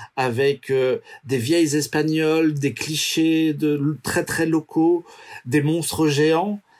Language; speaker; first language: French; native; French